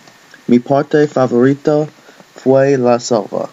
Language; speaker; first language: Spanish; non-native, learner; English